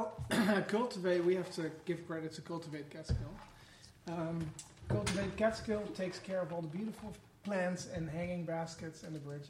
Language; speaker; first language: English; non-native, fluent; Dutch